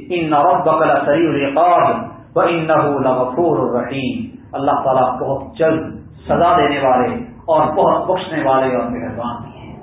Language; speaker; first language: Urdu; non-native, local second language; Punjabi